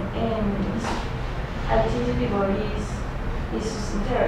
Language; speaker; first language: English; non-native, learner; Spanish